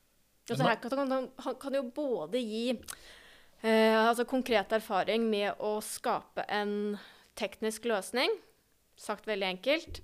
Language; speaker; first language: Norwegian; native; Norwegian